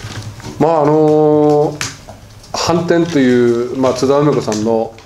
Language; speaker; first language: Japanese; native; Japanese